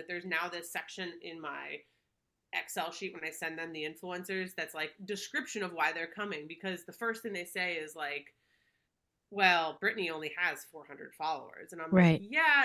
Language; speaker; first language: English; native; English